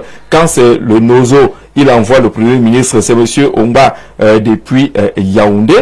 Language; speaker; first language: French; native; French